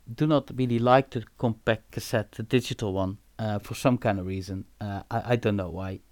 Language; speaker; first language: English; non-native, fluent; Dutch